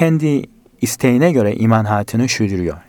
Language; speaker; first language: Turkish; non-native, fluent; Korean